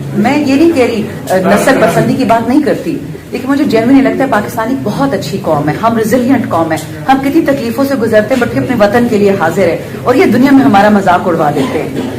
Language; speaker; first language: Urdu; non-native, local second language; Pashto